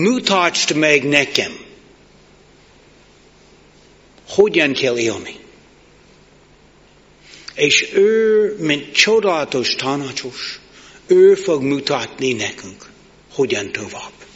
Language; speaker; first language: Hungarian; non-native, learner; English